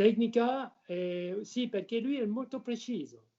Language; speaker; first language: Italian; non-native, learner; French